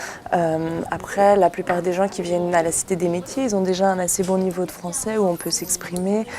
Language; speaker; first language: French; native; French